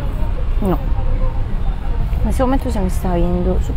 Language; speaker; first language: Spanish; native; Spanish